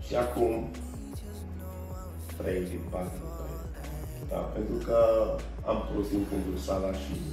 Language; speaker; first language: Romanian; non-native, learner; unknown